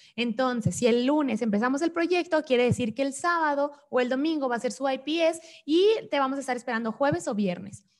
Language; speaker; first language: Spanish; native; Spanish